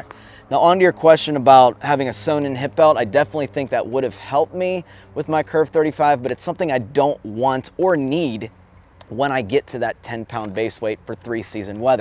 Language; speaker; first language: English; native; English